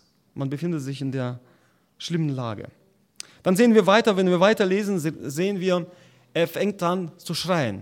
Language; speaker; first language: German; non-native, fluent; Russian